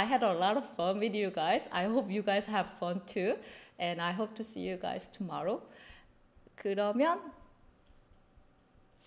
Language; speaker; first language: English; non-native, fluent; Korean